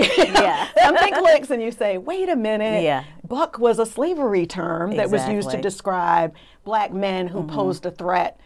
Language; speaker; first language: English; native; English